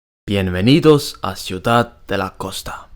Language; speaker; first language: Spanish; non-native, learner; Estonian